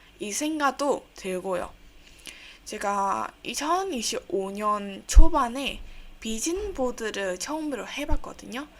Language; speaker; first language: Korean; non-native, fluent; Burmese